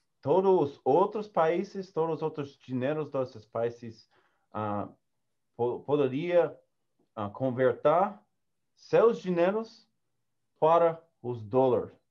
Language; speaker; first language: Portuguese; non-native, learner; English